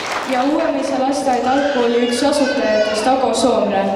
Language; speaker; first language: Estonian; native; Estonian